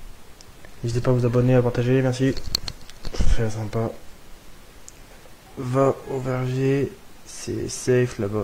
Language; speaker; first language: French; native; French